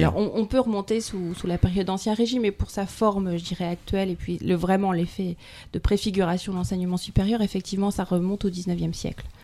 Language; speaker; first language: French; native; French